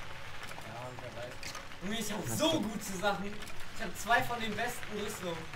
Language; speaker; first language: German; native; German